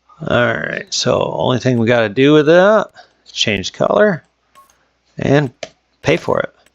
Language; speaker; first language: English; native; English